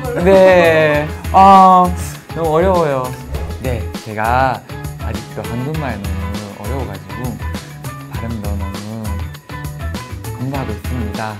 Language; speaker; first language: Korean; non-native, learner; Japanese